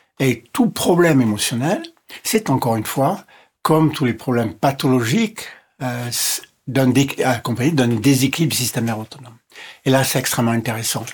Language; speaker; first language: French; non-native, local second language; English